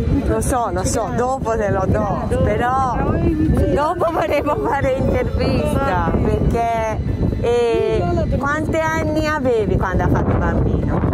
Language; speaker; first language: Italian; non-native, fluent; Japanese